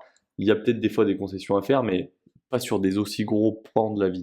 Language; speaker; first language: French; native; French